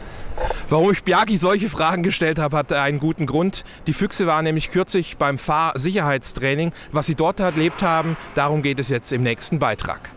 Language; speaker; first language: German; native; German